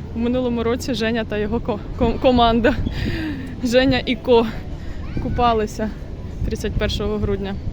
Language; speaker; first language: Ukrainian; non-native, local second language; Russian